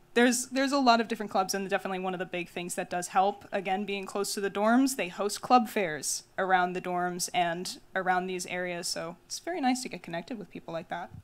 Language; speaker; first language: English; native; English